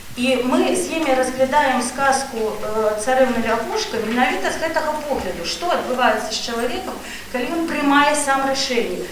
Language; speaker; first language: Belarusian; non-native, local second language; Russian